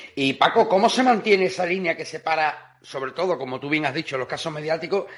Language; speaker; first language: Spanish; native; Spanish